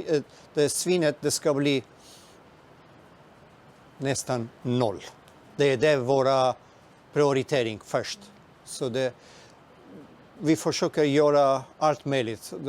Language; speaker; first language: Swedish; non-native, fluent; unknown